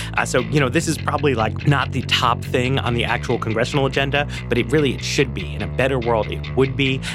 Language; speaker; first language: English; native; English